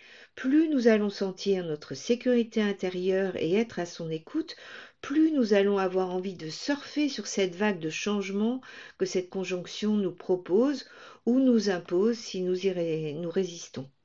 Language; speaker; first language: French; native; French